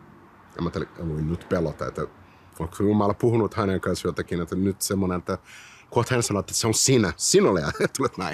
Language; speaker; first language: Finnish; non-native, fluent; Portuguese